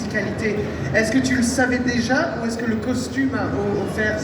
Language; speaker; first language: French; non-native, fluent; English